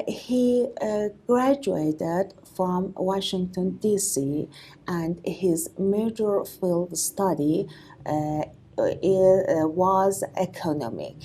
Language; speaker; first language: English; non-native, learner; Persian